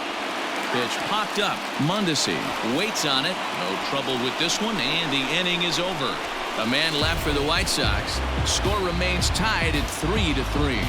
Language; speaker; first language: English; native; English